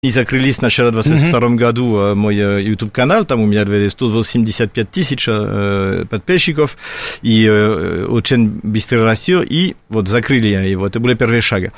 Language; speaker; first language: Russian; non-native, fluent; French